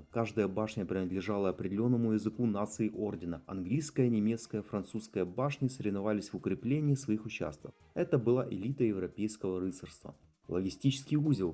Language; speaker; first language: Russian; native; Russian